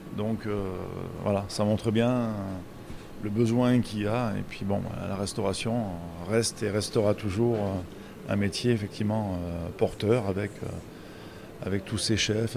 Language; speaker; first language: French; native; French